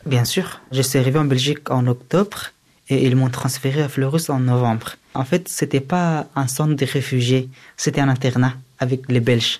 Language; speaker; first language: French; early bilingual, other home language; Persian